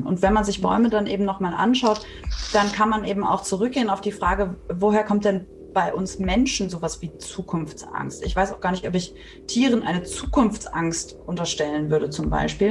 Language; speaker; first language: German; native; German